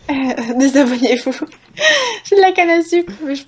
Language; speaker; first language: French; native; French